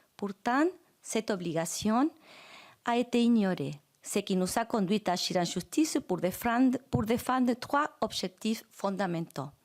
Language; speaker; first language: French; non-native, fluent; Spanish